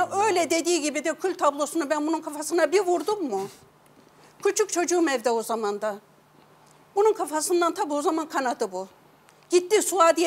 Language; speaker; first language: Turkish; native; Turkish